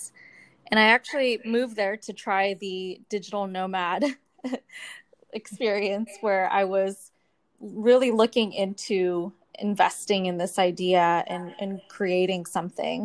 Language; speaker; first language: English; native; English